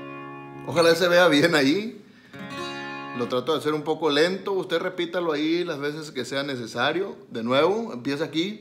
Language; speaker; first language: Spanish; native; Spanish